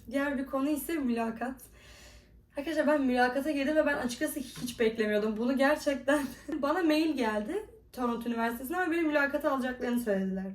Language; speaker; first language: Turkish; native; Turkish